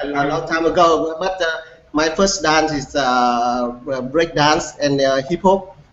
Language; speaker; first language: English; non-native, learner; Vietnamese